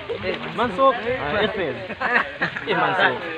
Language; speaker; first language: Arabic; non-native, fluent; Indonesian